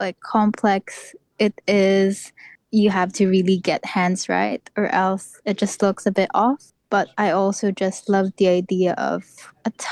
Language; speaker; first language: English; non-native, local second language; Filipino